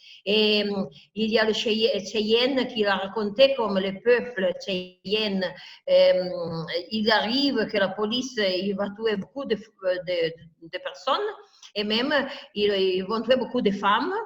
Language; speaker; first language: French; non-native, fluent; Italian